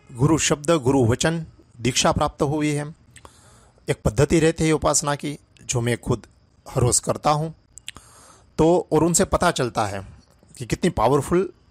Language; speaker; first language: Hindi; non-native, local second language; Gujarati